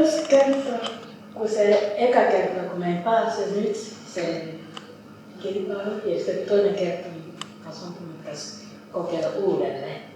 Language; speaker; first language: Finnish; non-native, fluent; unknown